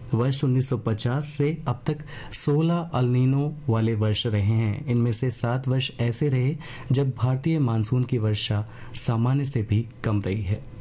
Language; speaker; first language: Hindi; native; Hindi